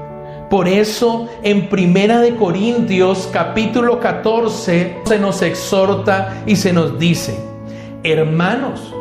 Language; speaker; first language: Spanish; native; Spanish